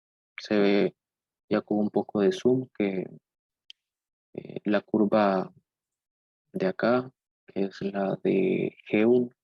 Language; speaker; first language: Spanish; native; Spanish